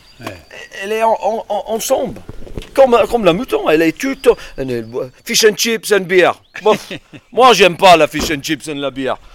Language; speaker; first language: French; non-native, learner; English